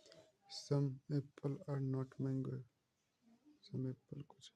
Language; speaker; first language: English; non-native, learner; Hindi